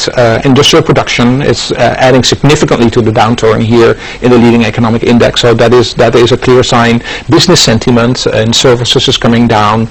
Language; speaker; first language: English; non-native, fluent; Dutch